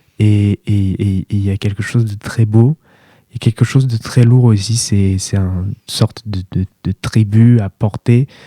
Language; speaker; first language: French; native; French